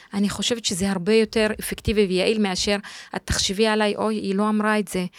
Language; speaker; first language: Hebrew; non-native, local second language; Arabic